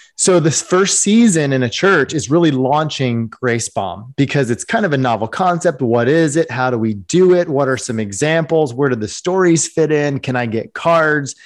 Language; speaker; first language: English; native; English